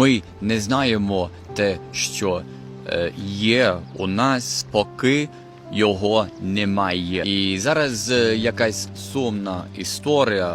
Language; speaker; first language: Ukrainian; non-native, fluent; English